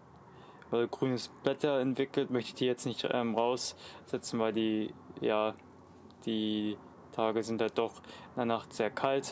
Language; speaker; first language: German; native; German